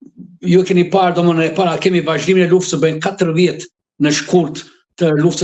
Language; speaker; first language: Albanian; native; Albanian